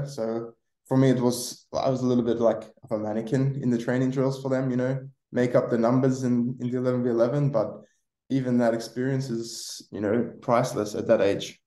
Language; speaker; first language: English; native; English